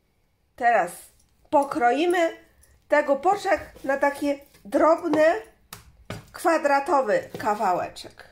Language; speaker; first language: Polish; non-native, learner; Chinese